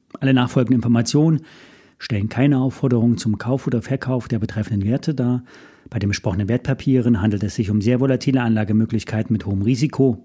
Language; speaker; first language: German; native; German